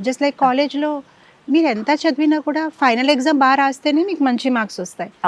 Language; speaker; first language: Telugu; non-native, fluent; Gujarati